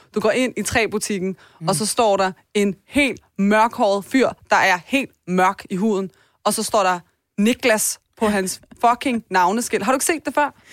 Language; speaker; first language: Danish; early bilingual, other home language; Persian